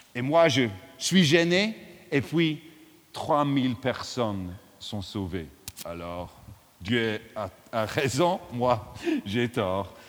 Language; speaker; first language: French; non-native, fluent; English